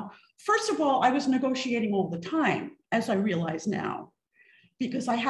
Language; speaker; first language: English; native; English